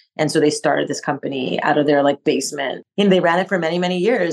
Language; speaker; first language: English; non-native, fluent; French